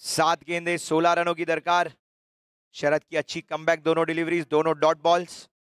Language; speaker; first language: Hindi; non-native, local second language; Gujarati